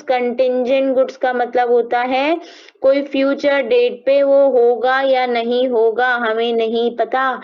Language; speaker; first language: Hindi; native; Hindi